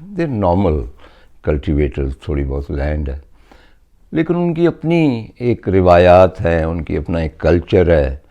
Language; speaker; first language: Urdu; non-native, local second language; Punjabi